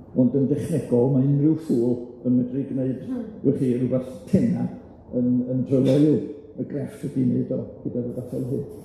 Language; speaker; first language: Welsh; native; Welsh